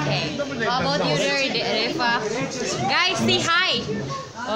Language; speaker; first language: English; non-native, local second language; Filipino